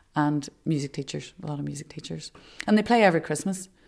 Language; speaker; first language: English; native; English